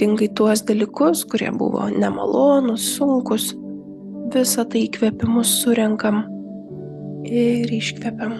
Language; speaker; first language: Lithuanian; native; Lithuanian